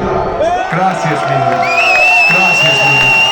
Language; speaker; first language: Spanish; non-native, learner; English